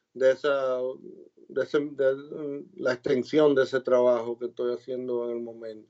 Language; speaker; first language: Spanish; native; Spanish